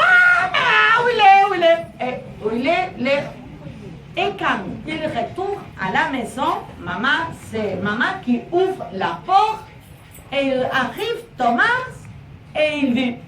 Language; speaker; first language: French; non-native, learner; Spanish